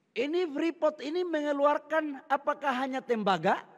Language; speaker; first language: Indonesian; native; Indonesian